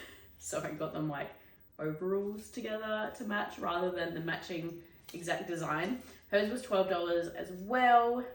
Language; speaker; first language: English; native; English